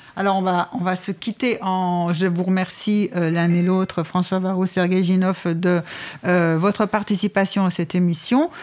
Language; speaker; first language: French; native; French